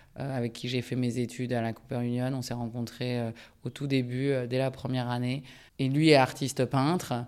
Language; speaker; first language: French; early bilingual, other home language; Japanese